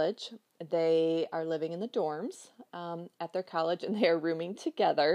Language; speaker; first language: English; native; English